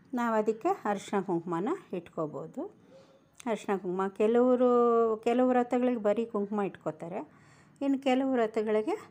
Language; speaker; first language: Kannada; non-native, local second language; Telugu